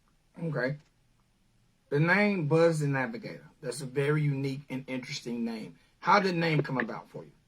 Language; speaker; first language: English; native; English